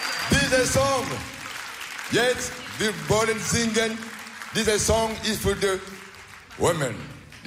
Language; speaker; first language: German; non-native, learner; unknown